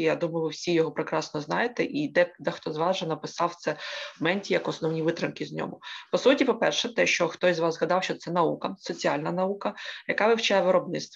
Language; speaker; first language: Ukrainian; native; Ukrainian